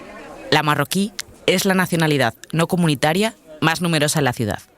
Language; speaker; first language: Spanish; native; Spanish